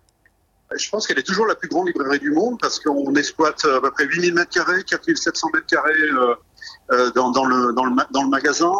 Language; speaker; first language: French; native; French